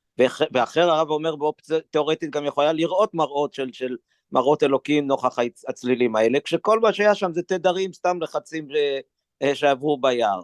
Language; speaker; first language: Hebrew; native; Hebrew